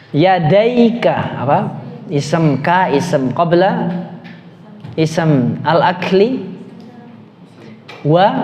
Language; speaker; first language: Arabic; non-native, fluent; Indonesian